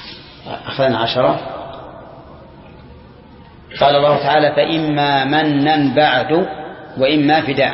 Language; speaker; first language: Arabic; native; Arabic